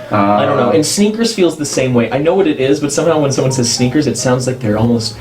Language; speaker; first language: English; native; English